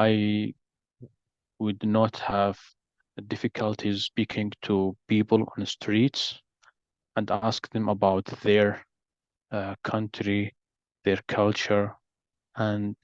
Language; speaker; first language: English; non-native, learner; Arabic